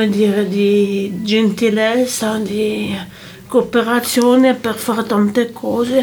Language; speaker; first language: Italian; non-native, local second language; French